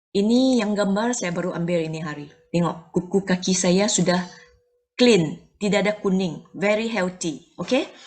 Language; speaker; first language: Malay; non-native, local second language; Chinese